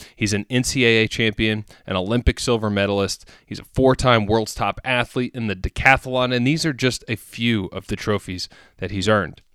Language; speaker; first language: English; native; English